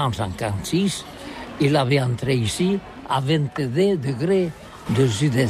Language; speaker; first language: French; non-native, learner; Catalan